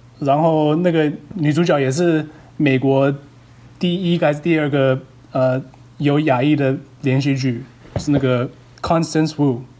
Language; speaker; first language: Chinese; early bilingual, heritage; Chinese